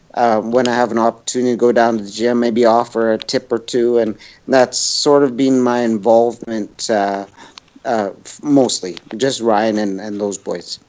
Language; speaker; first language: English; native; English